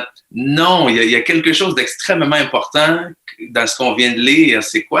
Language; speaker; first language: French; native; French